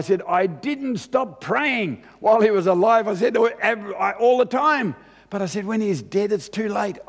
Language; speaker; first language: English; native; English